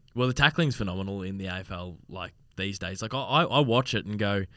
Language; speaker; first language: English; native; English